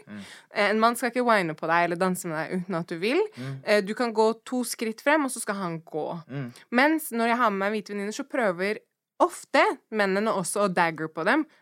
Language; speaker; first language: Norwegian; early bilingual, other home language; English